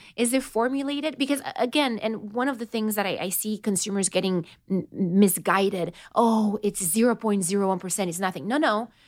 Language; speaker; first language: English; non-native, fluent; Romanian